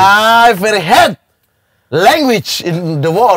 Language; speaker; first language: English; non-native, learner; Indonesian